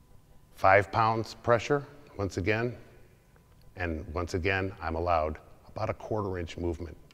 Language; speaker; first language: English; native; English